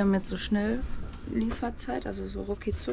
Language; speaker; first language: German; native; German